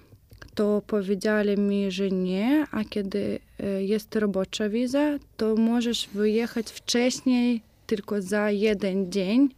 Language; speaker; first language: Polish; non-native, fluent; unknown